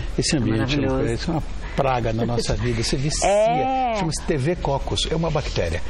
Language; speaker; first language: Portuguese; native; Portuguese